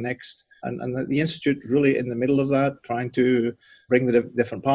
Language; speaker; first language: English; native; English